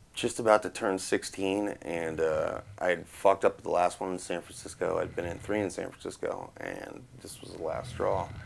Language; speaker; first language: English; native; English